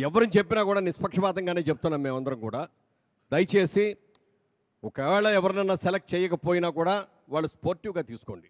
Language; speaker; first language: Telugu; native; Telugu